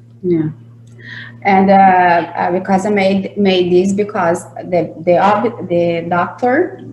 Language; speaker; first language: English; non-native, learner; Portuguese